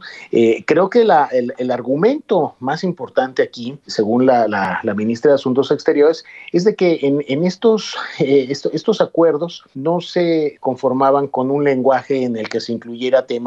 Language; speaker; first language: Spanish; native; Spanish